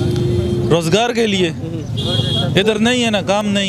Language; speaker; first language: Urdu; non-native, local second language; Pashto